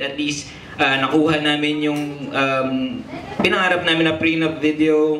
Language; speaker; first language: Filipino; native; Filipino